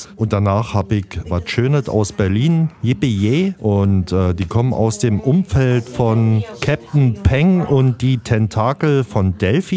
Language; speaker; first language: German; native; German